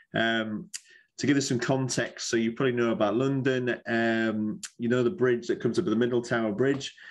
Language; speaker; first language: English; native; English